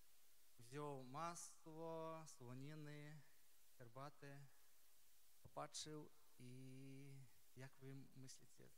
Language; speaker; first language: Polish; non-native, learner; Ukrainian